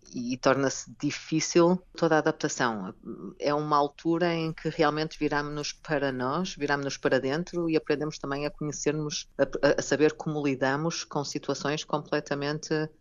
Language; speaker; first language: Portuguese; native; Portuguese